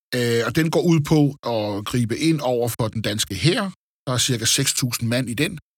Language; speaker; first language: Danish; native; Danish